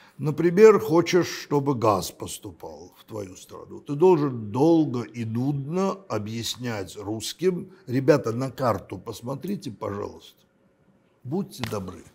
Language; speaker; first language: Russian; non-native, local second language; Armenian